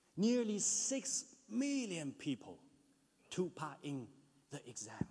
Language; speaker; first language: English; non-native, fluent; Chinese